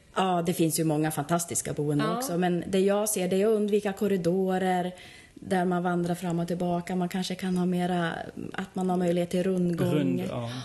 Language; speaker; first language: Swedish; native; Swedish